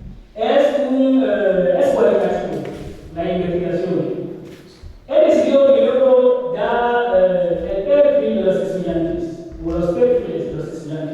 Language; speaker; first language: Spanish; non-native, fluent; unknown